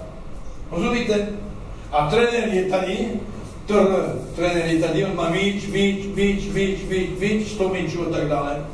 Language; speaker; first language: Czech; non-native, learner; French